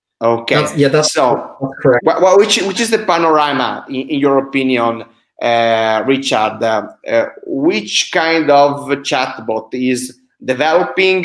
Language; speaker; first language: English; non-native, fluent; Italian